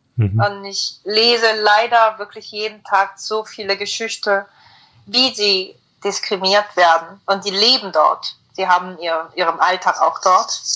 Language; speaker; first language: German; non-native, fluent; Korean